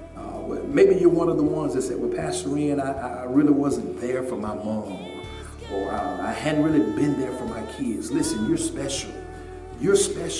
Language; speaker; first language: English; native; English